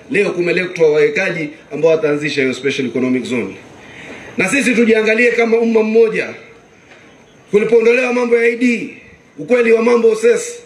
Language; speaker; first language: Swahili; native; Swahili